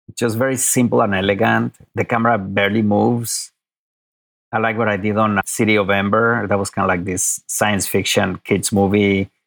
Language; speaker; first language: English; non-native, fluent; Spanish